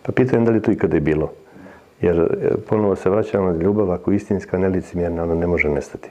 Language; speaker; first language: Serbian; native; Serbian